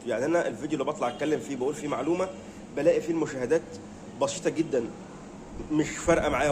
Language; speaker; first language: Arabic; native; Arabic